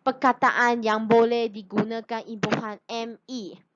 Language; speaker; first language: Malay; non-native, local second language; Chinese